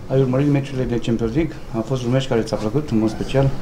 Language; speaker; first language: Romanian; native; Romanian